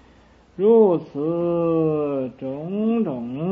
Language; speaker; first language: Chinese; native; Chinese